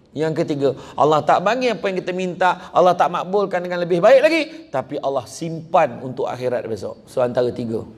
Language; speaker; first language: Malay; native; Malay